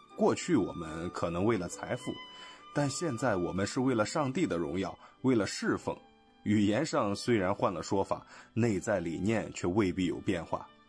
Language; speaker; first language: Chinese; non-native, fluent; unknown